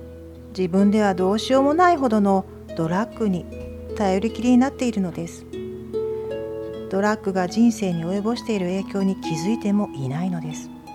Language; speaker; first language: Japanese; native; Japanese